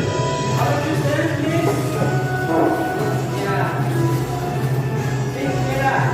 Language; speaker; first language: English; non-native, learner; Indonesian